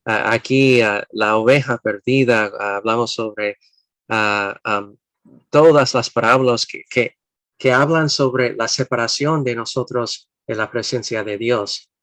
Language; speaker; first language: Spanish; non-native, fluent; English